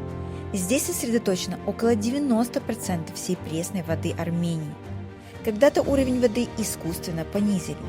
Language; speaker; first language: Russian; native; Russian